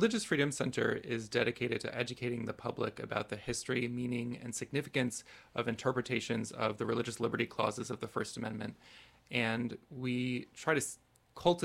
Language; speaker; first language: English; native; English